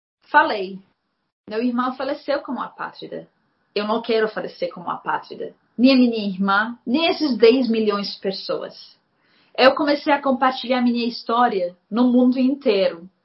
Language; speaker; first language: Portuguese; non-native, fluent; Arabic